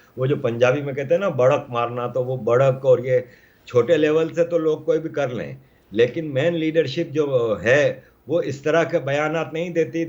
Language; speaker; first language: Urdu; native; Urdu